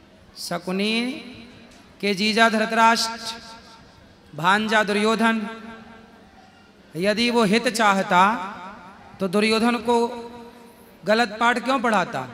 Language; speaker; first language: Hindi; native; Hindi